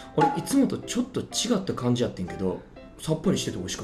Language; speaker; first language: Japanese; native; Japanese